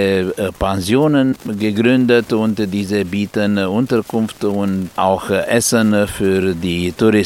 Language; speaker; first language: German; non-native, fluent; Romanian